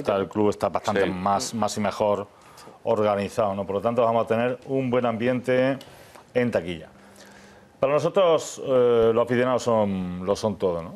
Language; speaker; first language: Spanish; native; Spanish